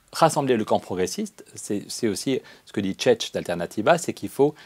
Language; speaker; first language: French; native; French